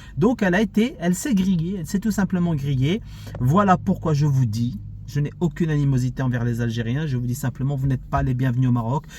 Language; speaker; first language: French; early bilingual, other home language; Arabic